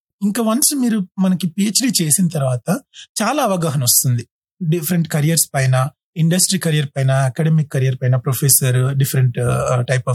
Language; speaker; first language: Telugu; native; Telugu